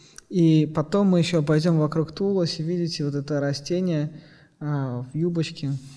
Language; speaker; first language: Russian; native; Russian